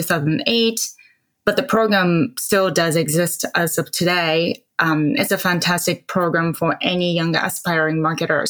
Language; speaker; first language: English; non-native, fluent; Japanese